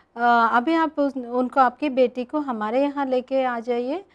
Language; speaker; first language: Hindi; non-native, local second language; Telugu